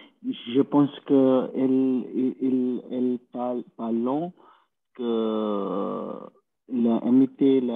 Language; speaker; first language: French; non-native, learner; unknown